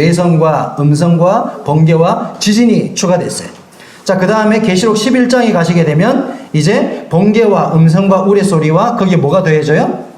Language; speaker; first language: Korean; native; Korean